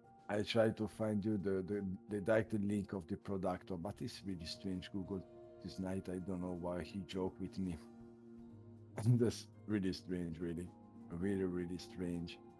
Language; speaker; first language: English; non-native, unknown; Italian